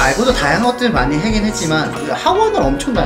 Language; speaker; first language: Korean; native; Korean